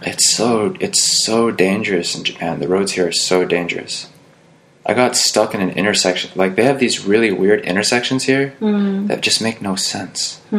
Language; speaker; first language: English; native; English